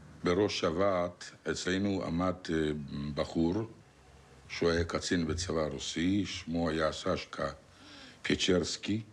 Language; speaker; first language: Hebrew; non-native, fluent; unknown